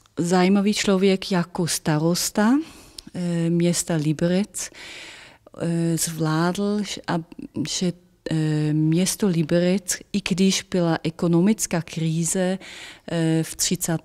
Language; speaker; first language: Czech; non-native, fluent; German